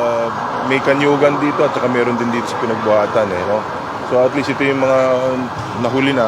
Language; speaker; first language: Filipino; native; Filipino